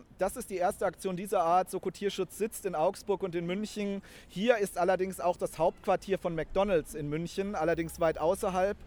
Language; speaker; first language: German; native; German